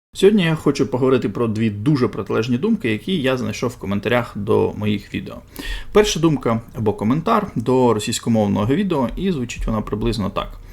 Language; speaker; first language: Ukrainian; non-native, local second language; Russian